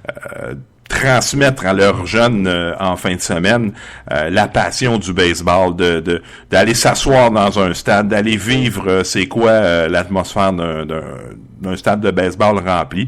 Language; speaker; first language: French; native; French